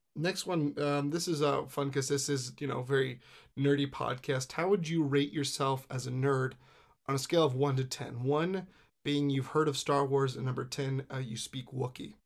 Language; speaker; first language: English; native; English